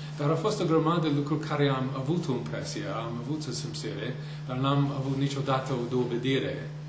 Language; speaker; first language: Romanian; non-native, fluent; English